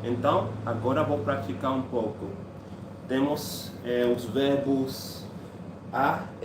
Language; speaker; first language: Portuguese; non-native, learner; English